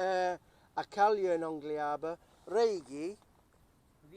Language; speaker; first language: Hungarian; early bilingual, heritage; English